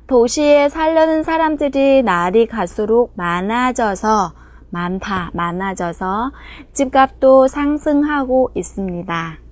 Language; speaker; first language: Korean; non-native, fluent; Vietnamese